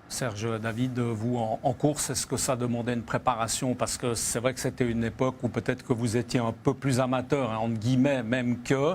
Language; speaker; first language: French; native; French